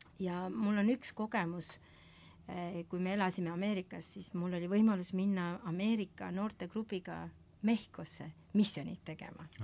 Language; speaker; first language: Estonian; native; Estonian